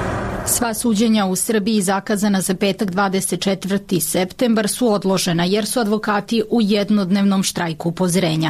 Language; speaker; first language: Serbian; native; Serbian